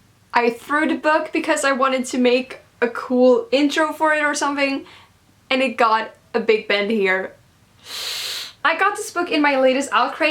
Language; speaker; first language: English; non-native, fluent; Swedish